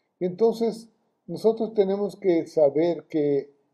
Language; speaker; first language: Spanish; native; Spanish